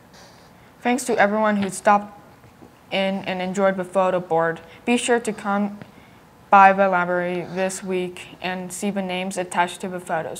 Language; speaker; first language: English; native; English